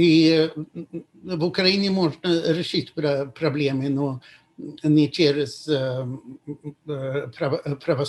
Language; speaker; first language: Russian; non-native, fluent; Swedish